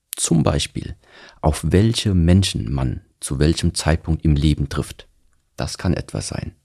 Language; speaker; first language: German; early bilingual, other home language; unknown